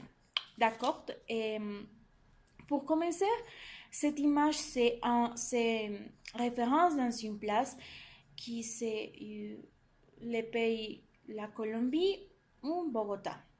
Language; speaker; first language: French; non-native, learner; Spanish